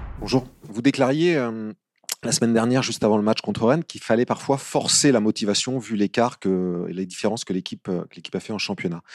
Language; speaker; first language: French; native; French